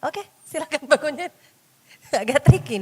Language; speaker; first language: Indonesian; native; Indonesian